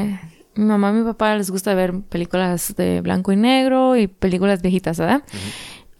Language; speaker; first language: Spanish; early bilingual, other home language; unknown